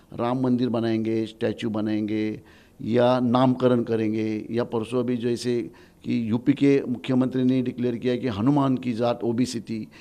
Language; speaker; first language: Hindi; non-native, local second language; Gujarati